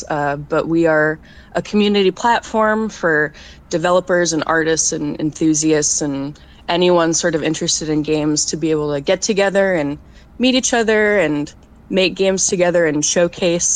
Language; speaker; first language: English; native; English